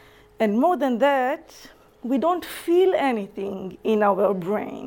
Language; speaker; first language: English; non-native, fluent; Hebrew